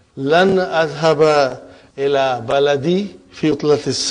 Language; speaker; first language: Arabic; non-native, fluent; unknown